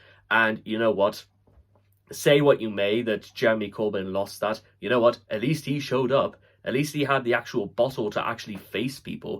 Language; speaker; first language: English; native; English